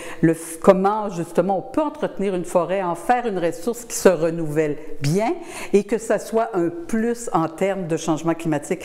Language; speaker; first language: French; native; French